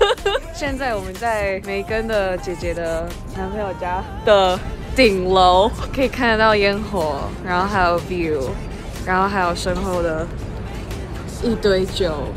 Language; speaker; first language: Chinese; native; Chinese